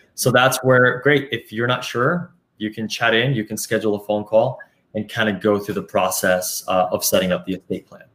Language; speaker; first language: English; early bilingual, other home language; Spanish